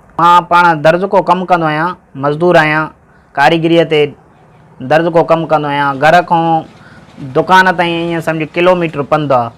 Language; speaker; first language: Sindhi; native; Sindhi